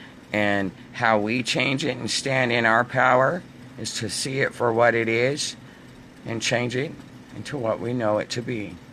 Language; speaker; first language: English; native; English